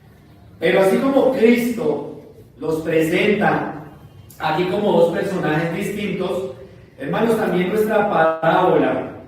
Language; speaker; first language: Spanish; native; Spanish